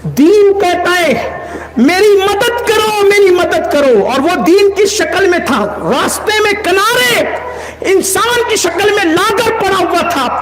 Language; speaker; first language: Urdu; native; Urdu